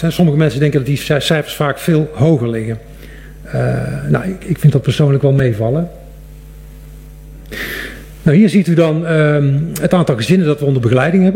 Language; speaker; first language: Dutch; native; Dutch